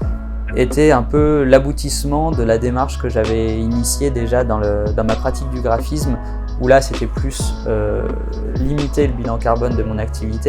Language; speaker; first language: French; native; French